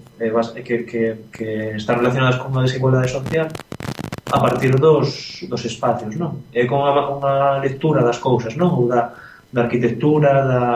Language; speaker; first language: Galician; non-native, local second language; Spanish